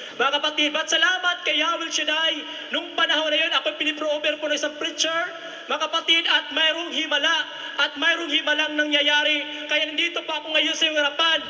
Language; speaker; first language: Filipino; non-native, local second language; Cebuano